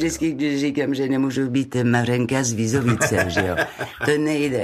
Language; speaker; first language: Czech; non-native, learner; French